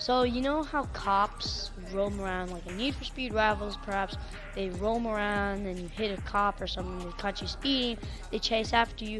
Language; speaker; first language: English; native; English